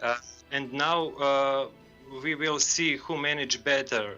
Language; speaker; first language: English; non-native, learner; Serbian